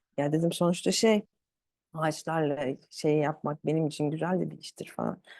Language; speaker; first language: Turkish; early bilingual, other home language; Arabic